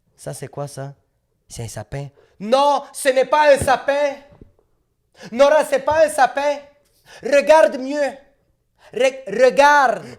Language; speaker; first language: French; native; French